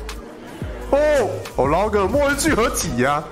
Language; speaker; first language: Chinese; native; Chinese